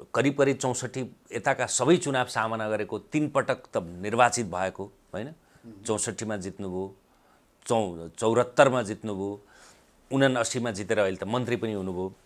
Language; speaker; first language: Nepali; native; Nepali